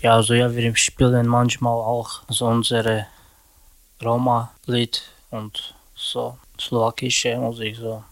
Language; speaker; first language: German; non-native, learner; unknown